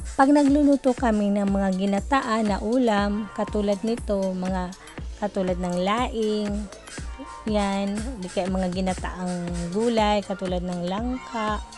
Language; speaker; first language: Filipino; non-native, local second language; Bikol